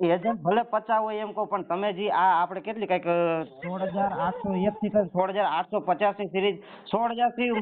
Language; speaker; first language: Gujarati; native; Gujarati